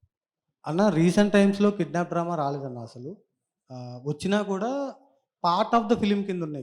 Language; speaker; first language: Telugu; native; Telugu